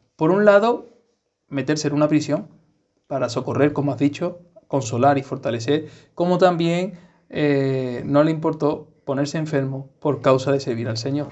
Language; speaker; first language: Spanish; native; Spanish